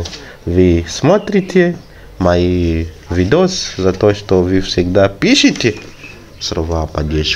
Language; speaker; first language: Russian; non-native, fluent; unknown